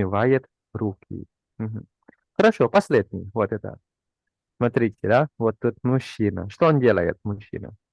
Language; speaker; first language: Russian; non-native, fluent; Indonesian